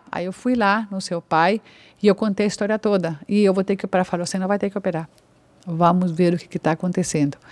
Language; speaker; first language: Portuguese; non-native, fluent; Spanish